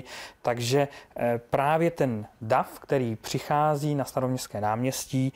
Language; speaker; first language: Czech; native; Czech